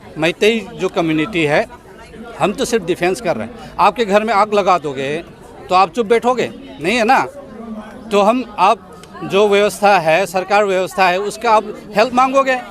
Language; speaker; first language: Hindi; non-native, local second language; Manipuri